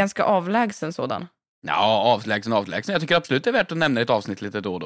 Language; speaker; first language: Swedish; native; Swedish